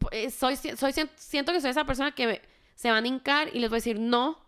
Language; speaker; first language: Spanish; early bilingual, heritage; Spanish